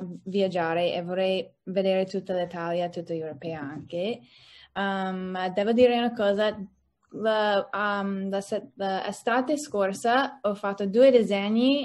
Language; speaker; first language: Italian; non-native, learner; English